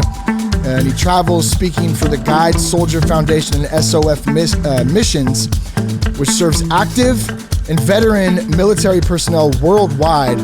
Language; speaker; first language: English; native; English